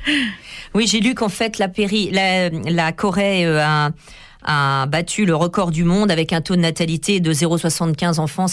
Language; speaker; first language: French; native; French